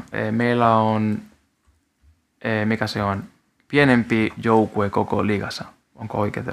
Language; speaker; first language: Finnish; non-native, learner; Spanish